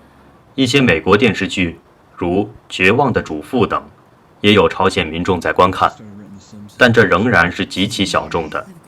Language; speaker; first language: Chinese; native; Chinese